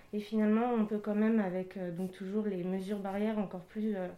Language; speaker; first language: French; native; French